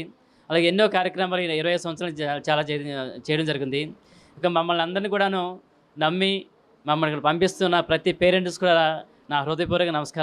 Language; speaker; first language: Telugu; native; Telugu